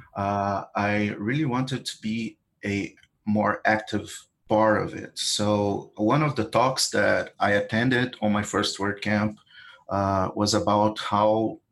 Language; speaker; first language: English; non-native, fluent; Portuguese